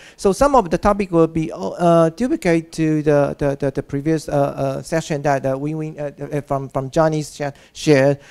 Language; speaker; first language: English; non-native, fluent; Chinese